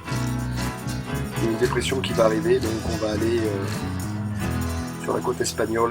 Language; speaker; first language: French; native; French